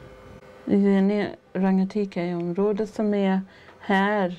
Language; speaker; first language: Swedish; non-native, fluent; Māori